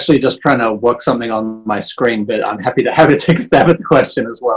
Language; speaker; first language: English; native; English